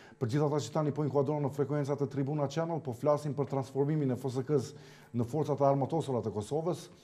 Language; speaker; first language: Albanian; native; Albanian